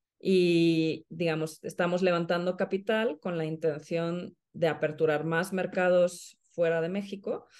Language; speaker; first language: Spanish; non-native, fluent; Swedish